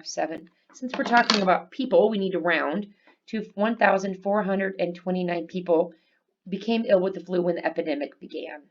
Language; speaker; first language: English; native; English